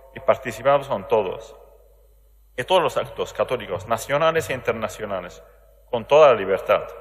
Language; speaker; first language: Spanish; non-native, learner; Arabic